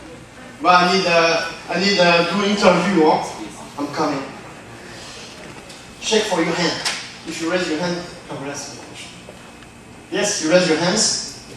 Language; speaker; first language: English; non-native, fluent; French